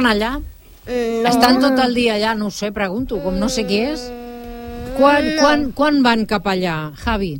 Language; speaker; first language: Catalan; native; Catalan